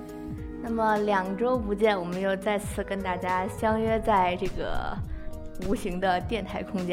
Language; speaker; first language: Chinese; native; Chinese